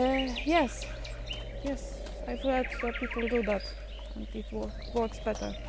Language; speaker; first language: English; non-native, fluent; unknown